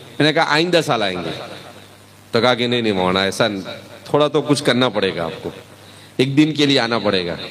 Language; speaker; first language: Urdu; non-native, local second language; Gujarati